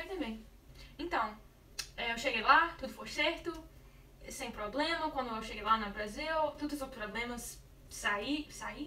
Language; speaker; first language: Portuguese; non-native, learner; English